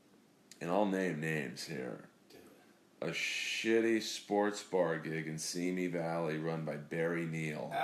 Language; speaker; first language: English; native; English